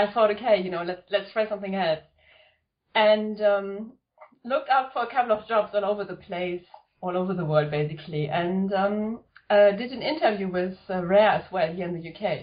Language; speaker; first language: English; non-native, fluent; German